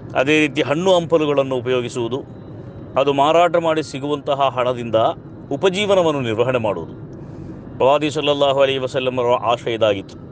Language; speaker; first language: Kannada; non-native, local second language; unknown